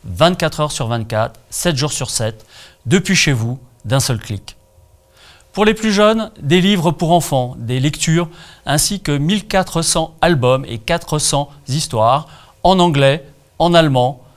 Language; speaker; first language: French; native; French